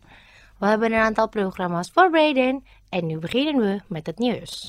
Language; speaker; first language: Dutch; non-native, learner; Indonesian